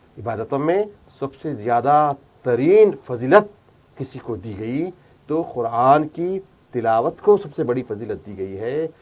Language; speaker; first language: Urdu; native; Urdu